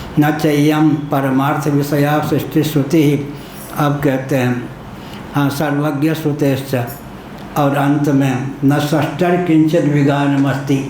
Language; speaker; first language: Hindi; non-native, local second language; Maithili